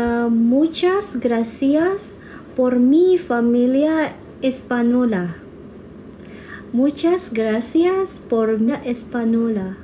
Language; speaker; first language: Spanish; non-native, learner; Indonesian